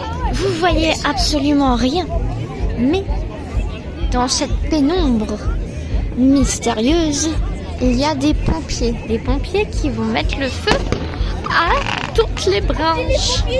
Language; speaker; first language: French; native; French